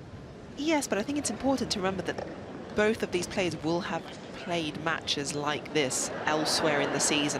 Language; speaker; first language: English; native; English